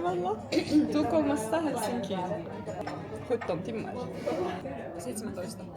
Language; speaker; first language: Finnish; non-native, learner; Turkish